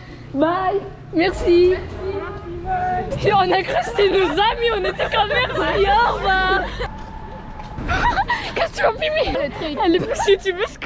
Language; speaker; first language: French; native; French